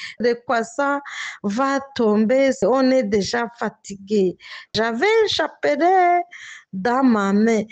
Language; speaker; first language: French; non-native, local second language; Swahili